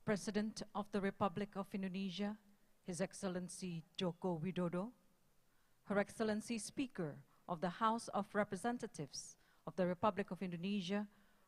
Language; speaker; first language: English; non-native, fluent; Indonesian